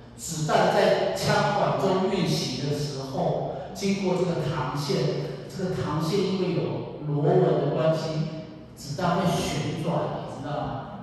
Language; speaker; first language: Chinese; native; Chinese